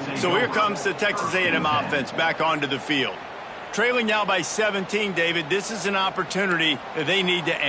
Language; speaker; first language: English; native; English